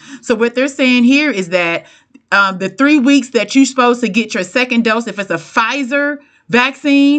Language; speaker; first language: English; native; English